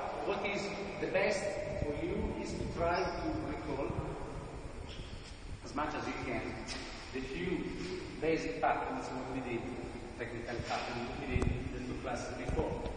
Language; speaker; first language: English; non-native, fluent; Italian